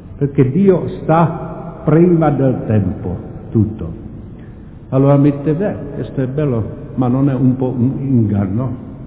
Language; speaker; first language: Italian; non-native, fluent; Czech